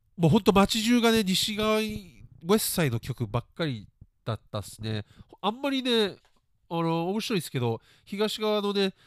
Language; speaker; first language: Japanese; early bilingual, other home language; English